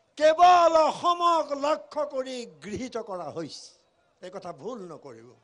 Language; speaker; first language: Assamese; native; Assamese